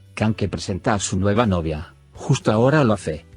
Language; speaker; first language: Spanish; native; Spanish